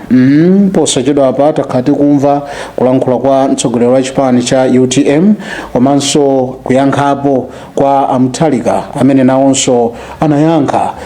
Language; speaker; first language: Nyanja; native; Nyanja